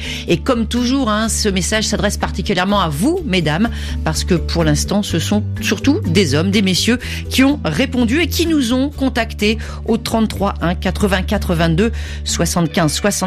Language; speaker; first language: French; native; French